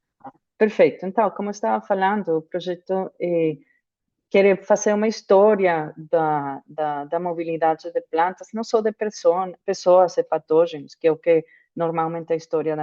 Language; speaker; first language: Portuguese; non-native, fluent; Spanish